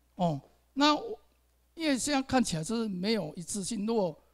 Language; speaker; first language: Chinese; native; Chinese